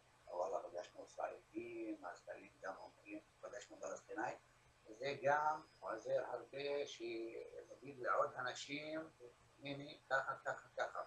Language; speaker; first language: Hebrew; non-native, local second language; Arabic